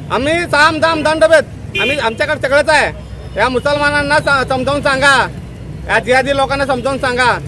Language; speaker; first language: Marathi; native; Marathi